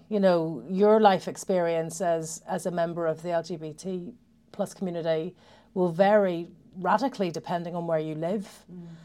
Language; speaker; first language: English; native; English